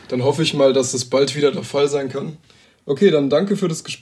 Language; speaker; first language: German; native; German